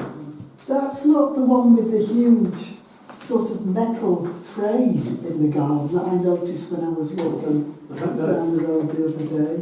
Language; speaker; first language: English; native; English